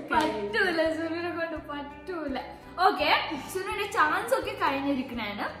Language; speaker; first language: Malayalam; non-native, fluent; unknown